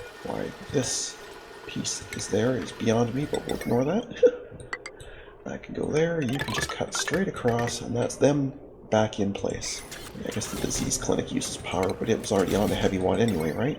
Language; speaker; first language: English; native; English